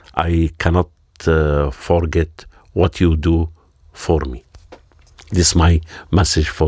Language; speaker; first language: English; non-native, learner; Arabic